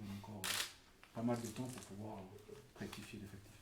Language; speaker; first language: French; native; French